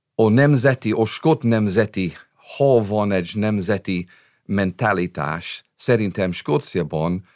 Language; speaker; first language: Hungarian; non-native, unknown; English